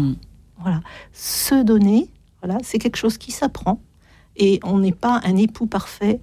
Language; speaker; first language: French; native; French